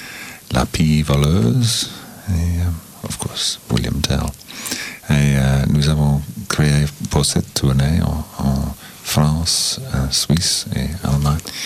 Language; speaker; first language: French; non-native, fluent; English